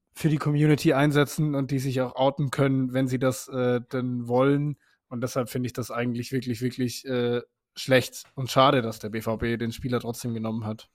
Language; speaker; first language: German; native; German